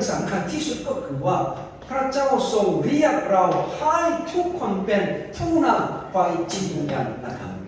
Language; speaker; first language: Thai; non-native, fluent; Korean